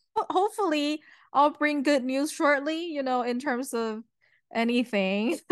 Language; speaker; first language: English; early bilingual, other home language; Chinese